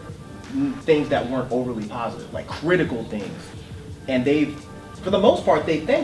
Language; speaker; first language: English; native; English